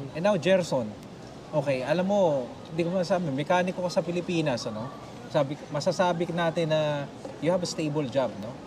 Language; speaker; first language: Filipino; non-native, local second language; Pampanga